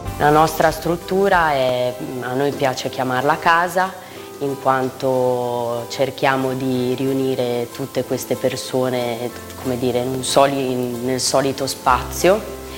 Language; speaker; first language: Italian; native; Italian